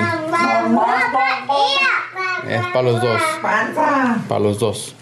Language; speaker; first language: Spanish; early bilingual, heritage; English